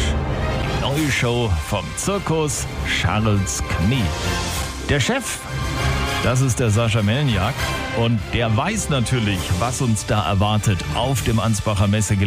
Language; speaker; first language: German; native; German